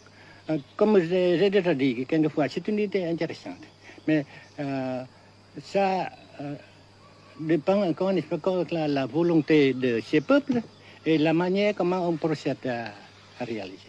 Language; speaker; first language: French; non-native, fluent; Vietnamese